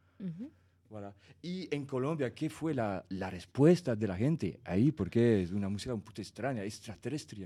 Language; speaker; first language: Spanish; non-native, fluent; French